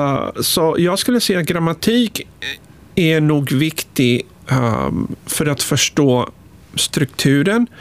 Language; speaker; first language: Swedish; non-native, fluent; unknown